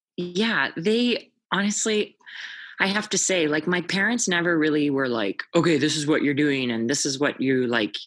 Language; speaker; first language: English; native; English